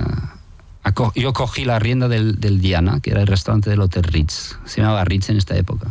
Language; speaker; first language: Spanish; non-native, fluent; French